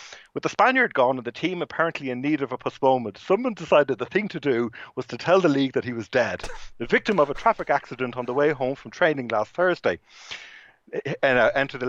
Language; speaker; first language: English; native; English